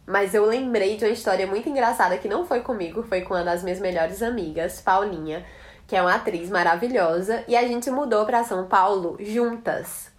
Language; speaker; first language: Portuguese; native; Portuguese